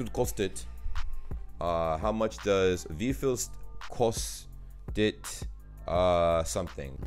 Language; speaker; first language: German; non-native, learner; English